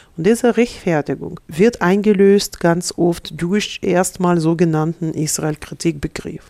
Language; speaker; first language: German; non-native, fluent; Russian